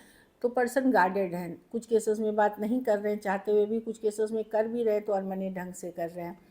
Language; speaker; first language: Hindi; native; Hindi